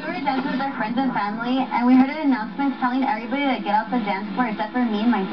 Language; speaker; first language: English; early bilingual, other home language; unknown